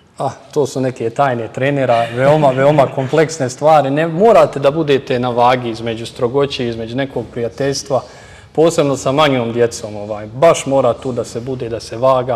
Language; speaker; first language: Serbian; native; Serbian